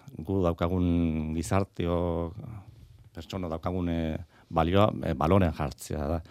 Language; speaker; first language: Basque; native; Basque